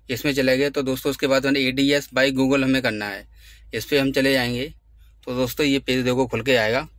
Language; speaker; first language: Hindi; native; Hindi